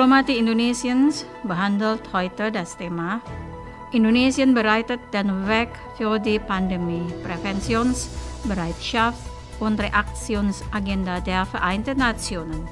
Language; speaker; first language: German; non-native, fluent; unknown